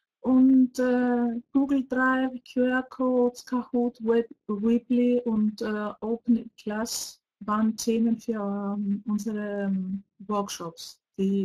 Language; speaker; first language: German; non-native, fluent; Greek